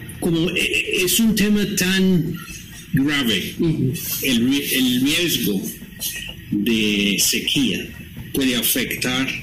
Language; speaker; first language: Spanish; non-native, fluent; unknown